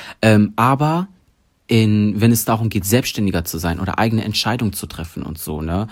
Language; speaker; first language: German; early bilingual, other home language; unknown